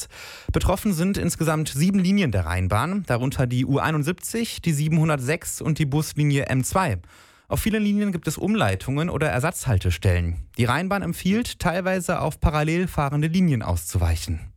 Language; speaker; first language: German; native; German